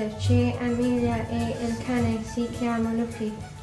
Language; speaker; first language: Italian; non-native, learner; English